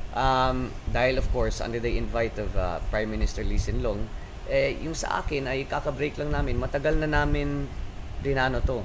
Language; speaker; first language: Filipino; native; Filipino